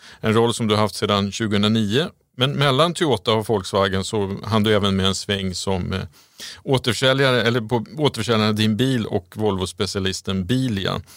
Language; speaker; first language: Swedish; native; Swedish